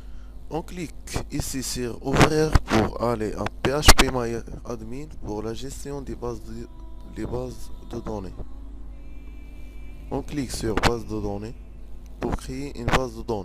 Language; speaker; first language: French; non-native, local second language; Arabic